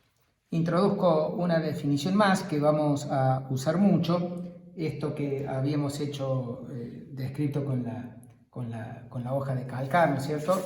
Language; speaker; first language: Spanish; native; Spanish